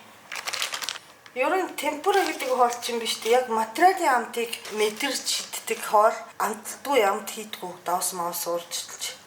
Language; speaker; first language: Mongolian; non-native, fluent; Japanese